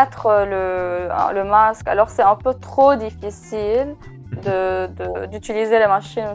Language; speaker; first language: French; non-native, local second language; Arabic